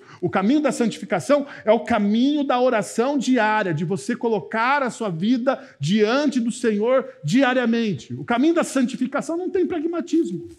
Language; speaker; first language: Portuguese; native; Portuguese